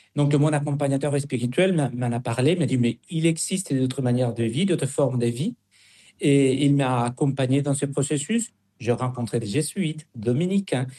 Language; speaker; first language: French; non-native, fluent; Spanish